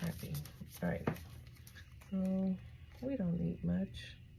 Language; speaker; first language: English; native; English